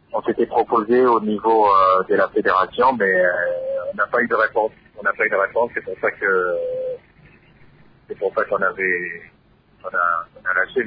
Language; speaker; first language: French; non-native, local second language; Lingala